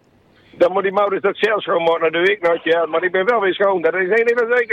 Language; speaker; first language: Dutch; native; Dutch